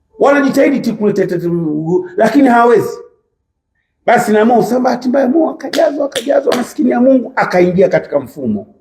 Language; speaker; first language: Swahili; native; Swahili